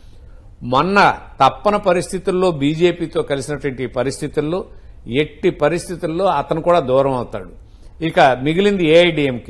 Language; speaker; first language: Telugu; native; Telugu